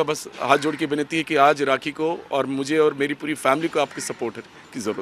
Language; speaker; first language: Hindi; native; Hindi